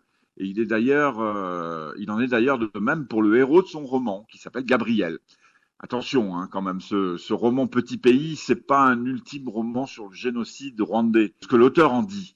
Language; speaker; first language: French; native; French